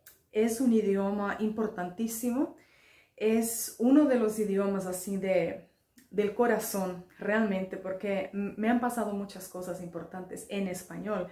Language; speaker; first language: Spanish; non-native, fluent; Finnish